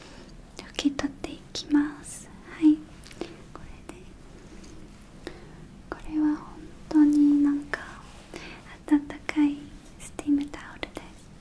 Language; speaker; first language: Japanese; non-native, learner; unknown